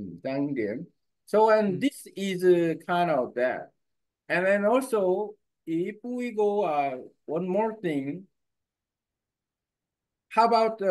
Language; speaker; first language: English; non-native, learner; Korean